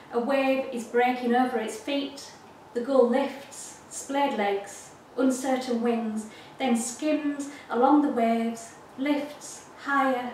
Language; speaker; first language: English; native; English